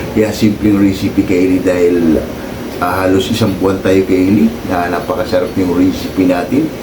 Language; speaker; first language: Filipino; non-native, local second language; Cebuano